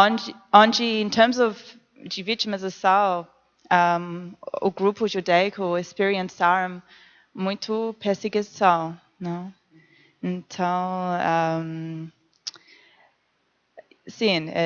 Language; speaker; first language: Portuguese; non-native, learner; English